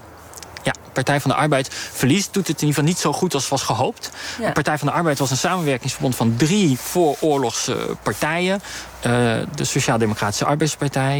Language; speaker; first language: Dutch; native; Dutch